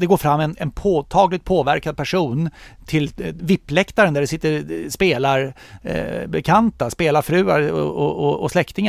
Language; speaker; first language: Swedish; native; Swedish